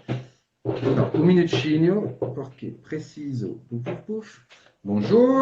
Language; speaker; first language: Portuguese; non-native, fluent; French